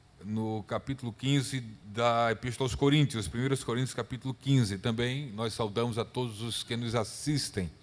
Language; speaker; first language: Portuguese; native; Portuguese